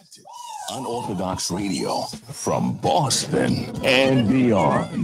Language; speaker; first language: English; native; English